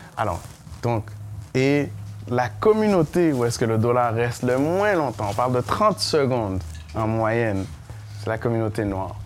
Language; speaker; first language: French; early bilingual, other home language; Haitian Creole